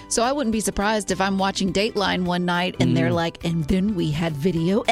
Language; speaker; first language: English; native; English